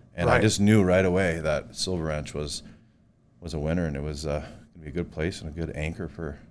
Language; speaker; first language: English; native; English